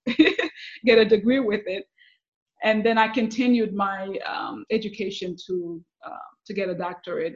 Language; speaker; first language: English; non-native, fluent; Haitian Creole